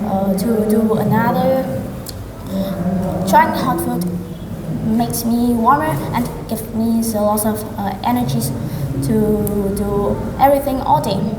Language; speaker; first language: English; non-native, learner; Vietnamese